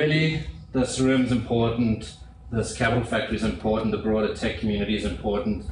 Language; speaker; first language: English; native; English